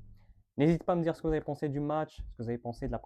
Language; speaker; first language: French; native; French